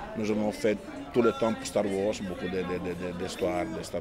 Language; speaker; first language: French; non-native, fluent; Italian